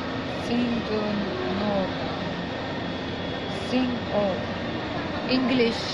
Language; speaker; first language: English; non-native, learner; Turkish